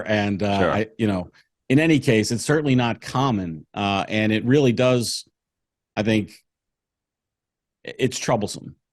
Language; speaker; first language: English; native; English